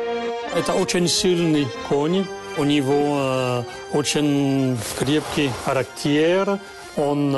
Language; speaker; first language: Russian; non-native, fluent; French